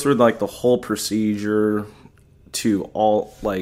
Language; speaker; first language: English; native; English